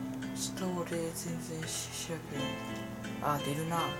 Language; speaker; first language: Japanese; native; Japanese